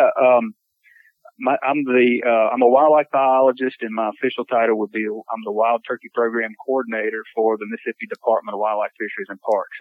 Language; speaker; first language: English; native; English